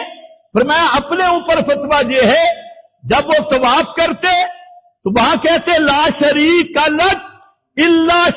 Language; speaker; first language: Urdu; non-native, local second language; Punjabi